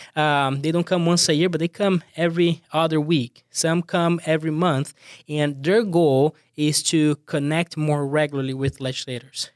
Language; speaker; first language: English; non-native, fluent; Portuguese